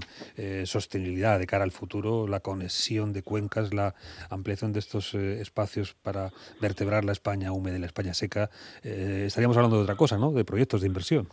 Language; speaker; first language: Spanish; native; Spanish